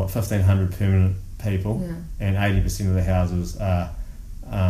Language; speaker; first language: English; native; English